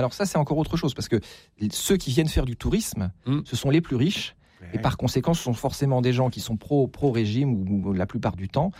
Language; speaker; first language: French; native; French